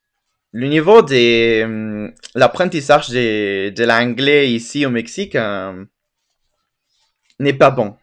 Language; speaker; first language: French; non-native, fluent; Spanish